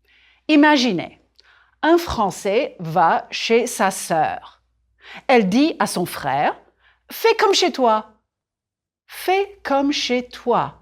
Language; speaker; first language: French; native; French